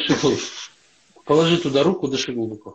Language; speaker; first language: Russian; native; Russian